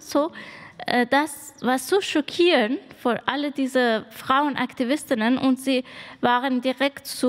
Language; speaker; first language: German; non-native, learner; Persian